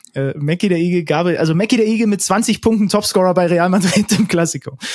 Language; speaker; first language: German; native; German